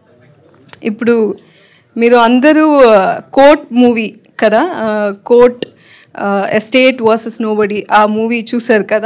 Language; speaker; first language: Telugu; non-native, learner; Tamil